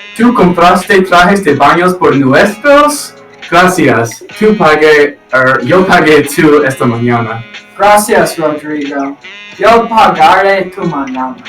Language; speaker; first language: Spanish; non-native, learner; English